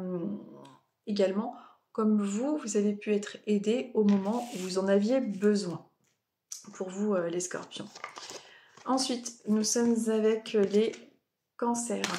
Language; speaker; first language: French; native; French